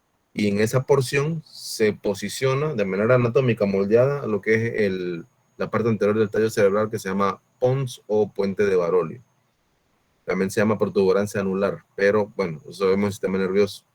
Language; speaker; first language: Spanish; native; Spanish